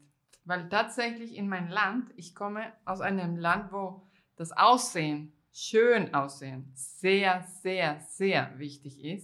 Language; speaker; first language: German; non-native, fluent; Spanish